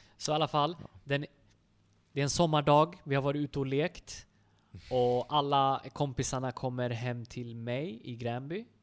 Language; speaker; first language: Swedish; native; Swedish